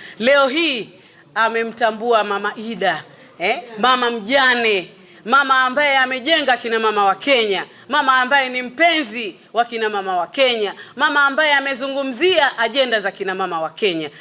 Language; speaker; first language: Swahili; native; Swahili